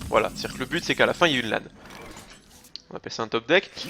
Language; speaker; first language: French; native; French